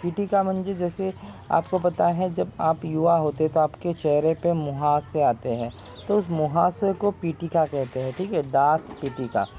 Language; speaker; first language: Hindi; non-native, local second language; Marathi